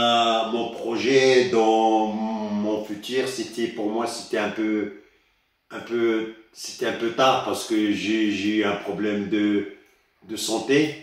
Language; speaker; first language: French; early bilingual, other home language; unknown